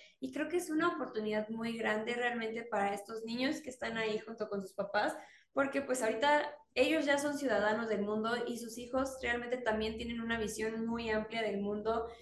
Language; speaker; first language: Spanish; native; Spanish